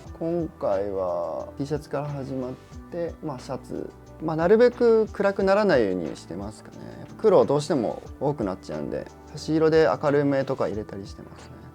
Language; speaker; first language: Japanese; native; Japanese